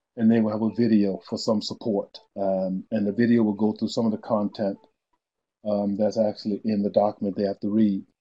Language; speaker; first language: English; native; English